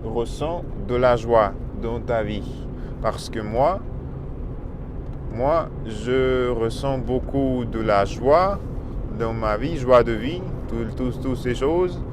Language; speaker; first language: French; non-native, learner; Russian